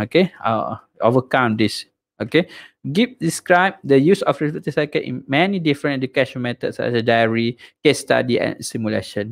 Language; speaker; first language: English; non-native, local second language; Malay